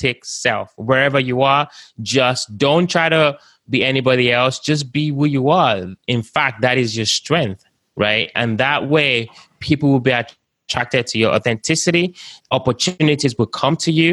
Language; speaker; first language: English; non-native, local second language; Yoruba